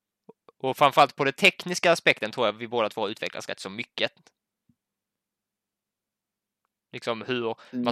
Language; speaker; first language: Swedish; native; Swedish